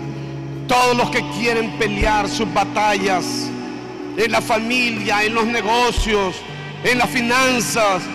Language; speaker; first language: Spanish; native; Spanish